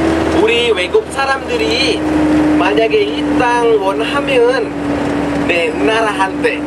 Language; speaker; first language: Korean; non-native, learner; Indonesian